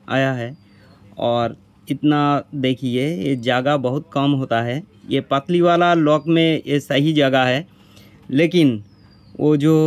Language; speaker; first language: Hindi; non-native, local second language; Bangla